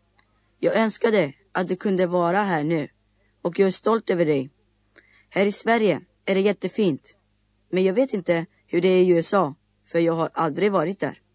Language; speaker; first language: Swedish; non-native, learner; Greek